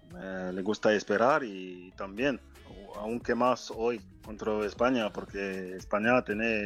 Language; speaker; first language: Spanish; non-native, fluent; French